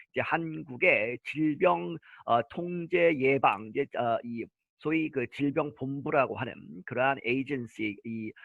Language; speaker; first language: Korean; native; Korean